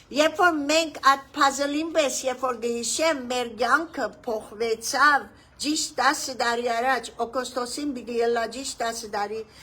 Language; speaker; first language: Armenian; early bilingual, heritage; Armenian